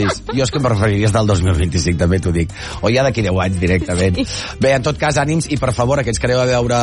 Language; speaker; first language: Catalan; native; Catalan